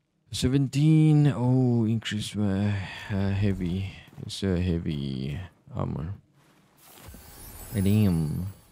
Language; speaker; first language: English; non-native, local second language; Malay